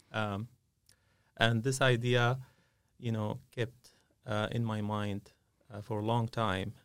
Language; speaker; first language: English; non-native, fluent; Arabic